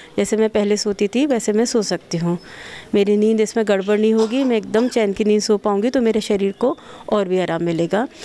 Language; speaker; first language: Hindi; native; Hindi